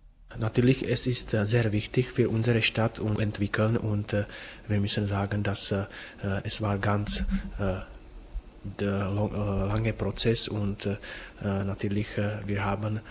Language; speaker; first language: German; non-native, fluent; Czech